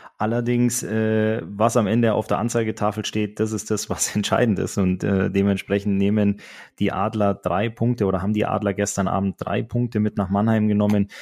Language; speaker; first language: German; native; German